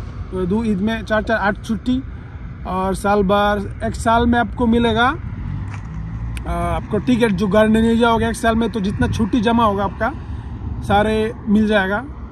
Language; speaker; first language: Hindi; non-native, fluent; Bangla